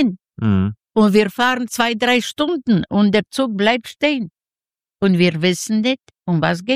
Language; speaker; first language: German; non-native, learner; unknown